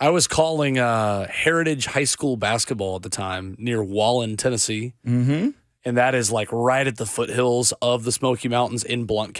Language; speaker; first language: English; native; English